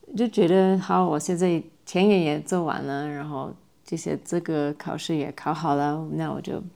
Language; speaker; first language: Chinese; non-native, fluent; English